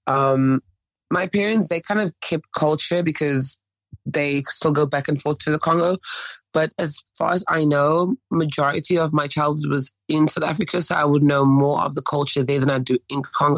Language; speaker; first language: English; early bilingual, other home language; French